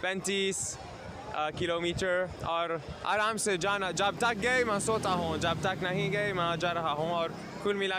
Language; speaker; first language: Hindi; non-native, learner; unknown